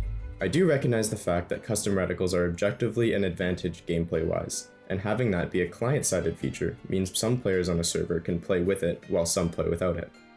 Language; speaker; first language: English; native; English